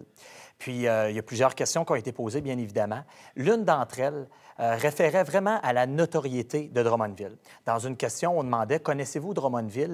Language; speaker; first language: French; native; French